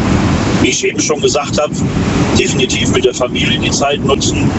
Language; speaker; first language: German; native; German